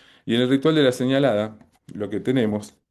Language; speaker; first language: Spanish; native; Spanish